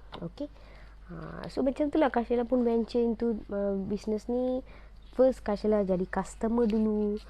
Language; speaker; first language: Malay; non-native, local second language; Tamil